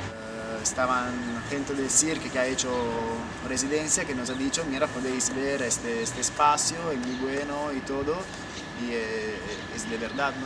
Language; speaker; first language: Spanish; non-native, learner; Italian